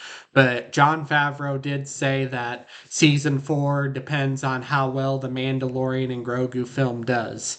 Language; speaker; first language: English; native; English